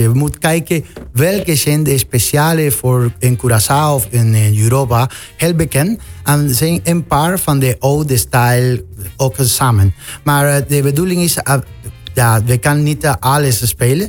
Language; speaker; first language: Dutch; non-native, fluent; Spanish